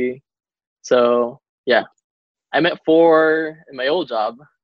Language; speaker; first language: English; non-native, local second language; Cebuano